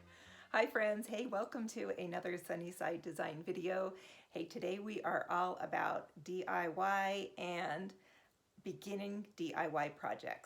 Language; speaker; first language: English; native; English